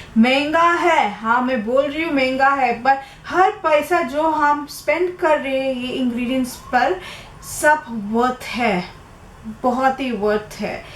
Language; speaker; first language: Hindi; non-native, local second language; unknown